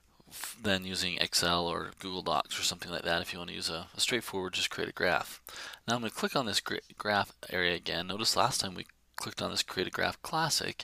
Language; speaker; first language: English; native; English